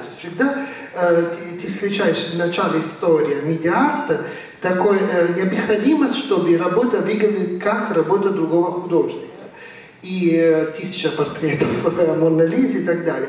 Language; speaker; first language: Russian; non-native, fluent; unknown